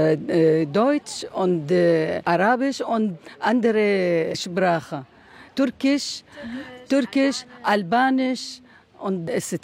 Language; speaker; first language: German; non-native, learner; Arabic